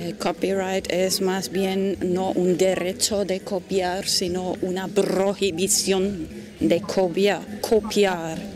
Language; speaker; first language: Spanish; non-native, fluent; German